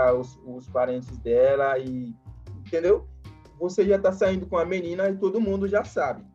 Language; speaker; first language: Portuguese; non-native, fluent; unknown